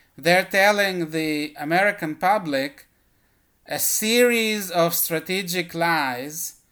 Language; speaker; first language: English; early bilingual, other home language; Russian